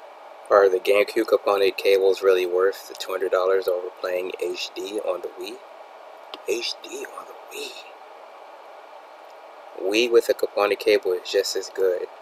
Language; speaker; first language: English; native; English